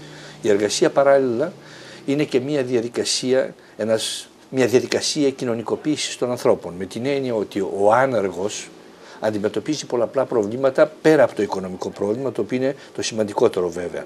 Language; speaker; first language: Greek; native; Greek